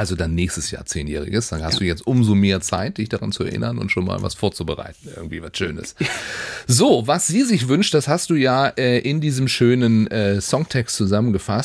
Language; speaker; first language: German; native; German